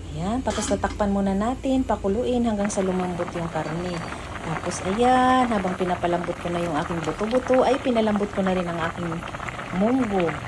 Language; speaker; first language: Filipino; non-native, local second language; Waray